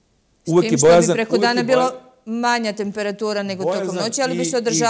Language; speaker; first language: Serbian; native; Serbian